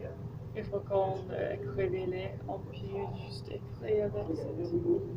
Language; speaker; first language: French; non-native, learner; English